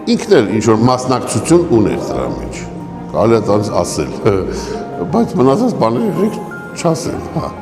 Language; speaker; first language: Armenian; native; Armenian